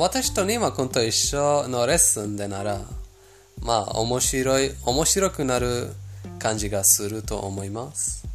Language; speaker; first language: Japanese; non-native, fluent; Persian